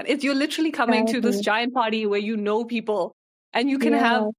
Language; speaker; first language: English; early bilingual, other home language; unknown